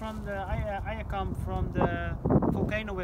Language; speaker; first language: English; non-native, fluent; Dutch